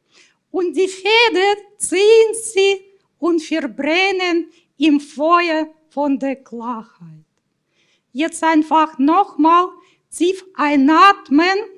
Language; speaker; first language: German; non-native, fluent; Russian